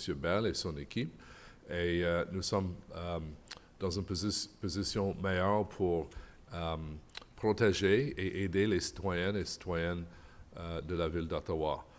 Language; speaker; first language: French; non-native, local second language; English